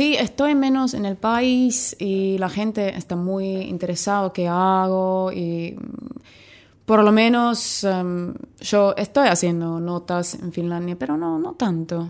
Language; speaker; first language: Spanish; non-native, learner; Finnish